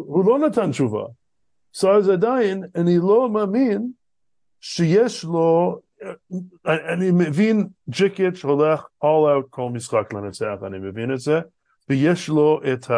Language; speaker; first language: Hebrew; non-native, fluent; English